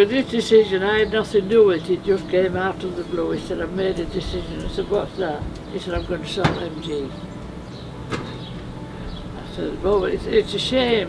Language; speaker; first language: English; native; English